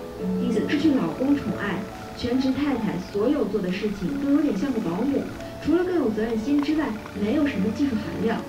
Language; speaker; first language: Chinese; native; Chinese